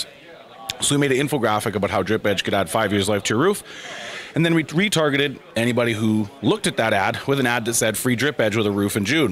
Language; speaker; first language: English; native; English